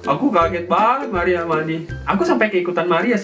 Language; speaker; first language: Indonesian; native; Indonesian